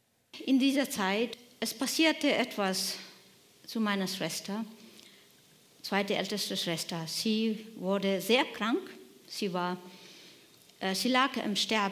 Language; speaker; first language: German; non-native, learner; Nepali